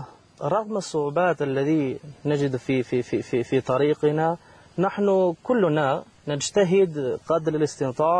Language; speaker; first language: Arabic; non-native, fluent; Albanian